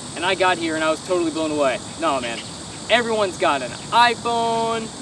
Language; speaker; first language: English; native; English